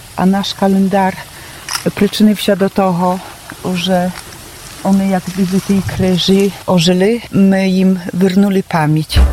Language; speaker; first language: Polish; non-native, local second language; Belarusian